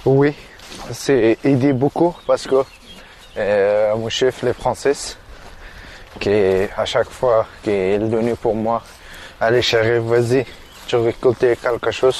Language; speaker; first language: French; non-native, learner; Persian